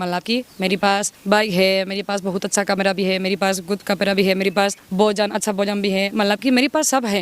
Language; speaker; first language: Hindi; non-native, learner; Spanish